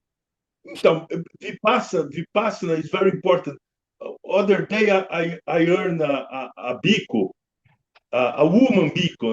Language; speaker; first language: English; non-native, learner; Portuguese